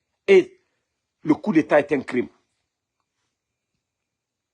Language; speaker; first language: French; non-native, local second language; Mandingo